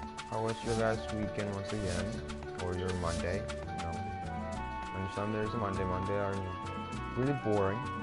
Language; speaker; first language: English; early bilingual, other home language; Spanish